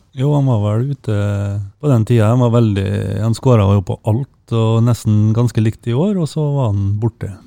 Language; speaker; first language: Norwegian; native; Norwegian